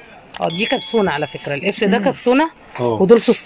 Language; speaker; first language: Arabic; native; Arabic